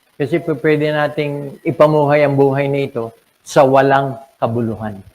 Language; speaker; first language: Filipino; non-native, local second language; Cebuano